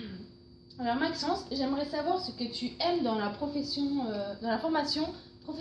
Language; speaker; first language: French; native; French